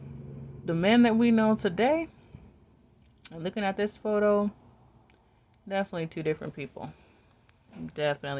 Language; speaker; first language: English; native; English